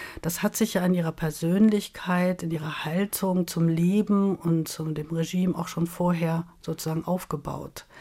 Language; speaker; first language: German; native; German